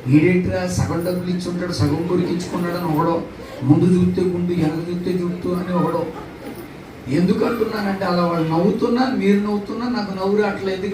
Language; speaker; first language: Telugu; non-native, local second language; Tamil